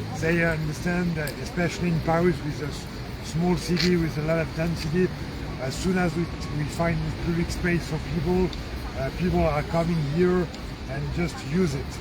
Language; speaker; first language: English; non-native, fluent; French